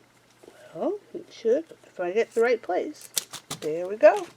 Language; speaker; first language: English; native; English